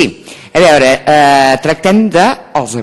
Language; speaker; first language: Catalan; native; Catalan